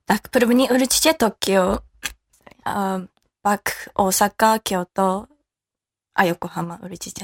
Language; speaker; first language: Czech; non-native, learner; Japanese